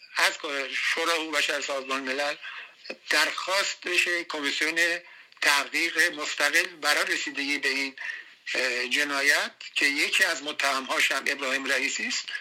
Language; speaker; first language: Persian; native; Persian